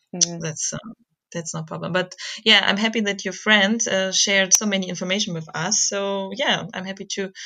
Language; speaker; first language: English; non-native, fluent; German